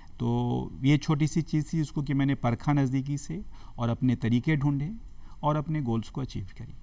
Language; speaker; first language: Hindi; native; Hindi